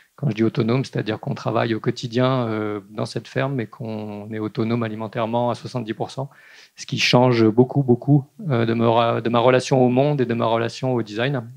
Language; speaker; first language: French; native; French